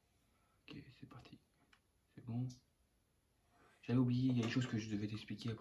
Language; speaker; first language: French; native; French